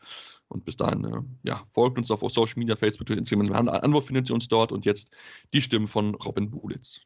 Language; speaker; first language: German; native; German